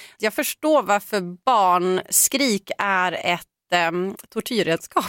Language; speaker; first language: Swedish; native; Swedish